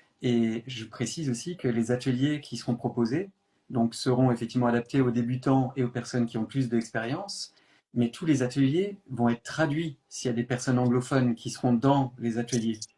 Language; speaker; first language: French; native; French